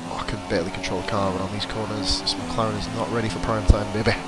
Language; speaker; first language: English; native; English